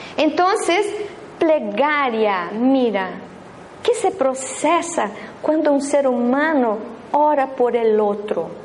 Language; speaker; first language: Spanish; non-native, fluent; Portuguese